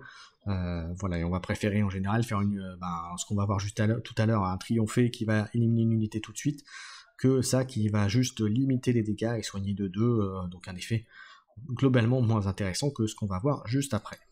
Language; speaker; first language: French; native; French